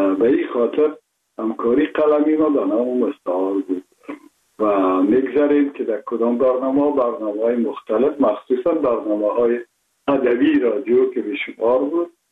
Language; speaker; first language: Persian; native; Persian